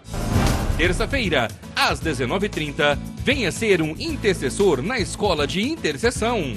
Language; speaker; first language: Portuguese; native; Portuguese